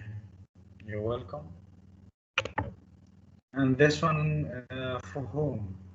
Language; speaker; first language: English; non-native, fluent; Arabic